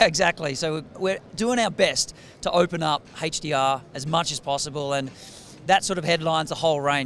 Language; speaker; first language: English; native; English